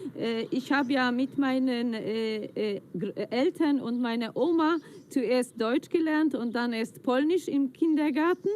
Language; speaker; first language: German; early bilingual, heritage; German